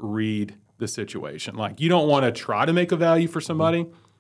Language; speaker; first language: English; native; English